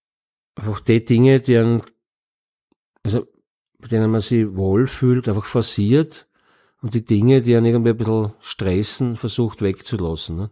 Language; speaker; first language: German; native; German